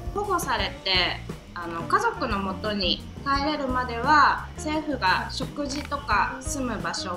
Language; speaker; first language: Japanese; native; Japanese